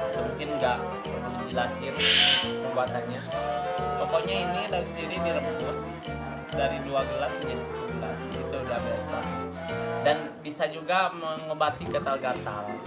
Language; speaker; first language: Indonesian; non-native, local second language; Sundanese